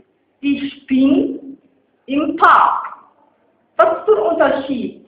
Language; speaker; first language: German; non-native, fluent; Arabic